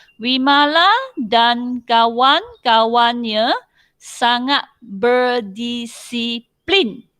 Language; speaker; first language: Malay; non-native, local second language; Chinese